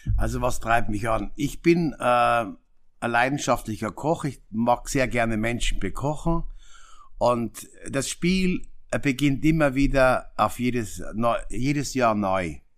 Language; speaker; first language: German; native; German